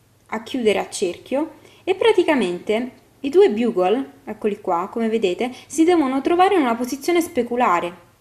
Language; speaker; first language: Italian; native; Italian